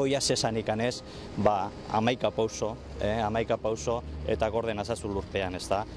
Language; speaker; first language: Basque; native; Basque